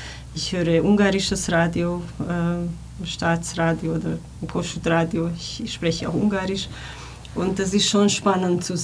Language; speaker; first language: German; non-native, fluent; Hungarian